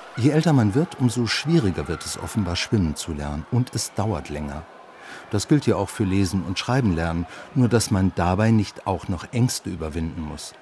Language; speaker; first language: German; native; German